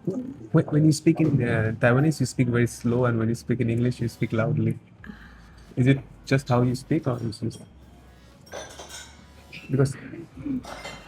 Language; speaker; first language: English; non-native, local second language; Hindi